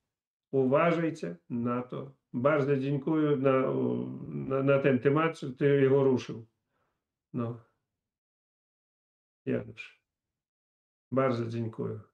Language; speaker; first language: Polish; non-native, fluent; Russian